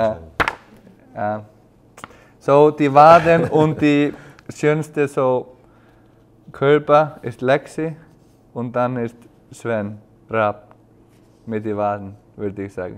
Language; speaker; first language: German; non-native, learner; Icelandic